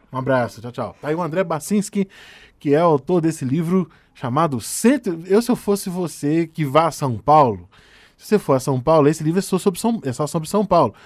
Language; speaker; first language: Portuguese; native; Portuguese